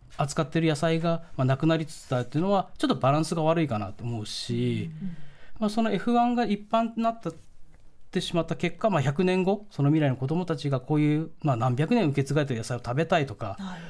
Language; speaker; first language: Japanese; native; Japanese